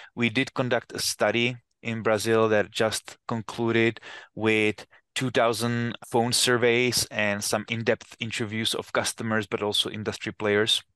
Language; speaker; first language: English; non-native, fluent; Czech